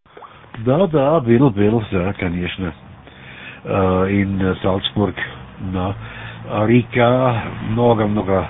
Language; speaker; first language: Russian; non-native, learner; German